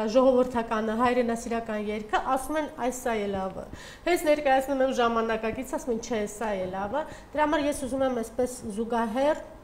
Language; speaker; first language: Armenian; early bilingual, heritage; Armenian